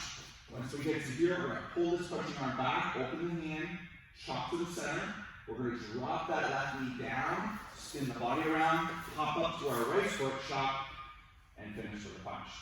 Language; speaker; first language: English; native; English